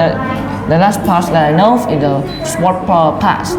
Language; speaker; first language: English; non-native, learner; Vietnamese